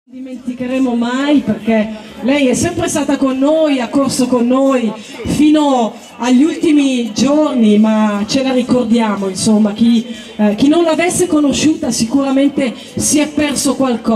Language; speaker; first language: Italian; native; Italian